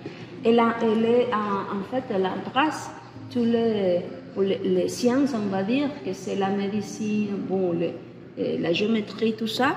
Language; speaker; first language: French; non-native, learner; Spanish